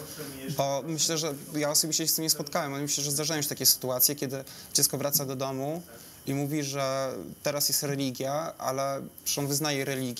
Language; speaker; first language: Polish; native; Polish